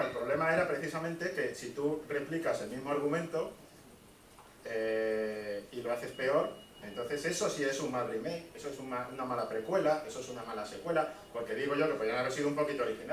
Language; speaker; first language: Spanish; native; Spanish